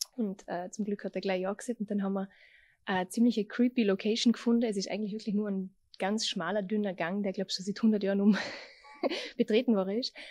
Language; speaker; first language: German; native; German